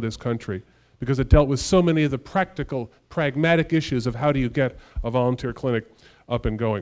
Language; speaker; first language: English; native; English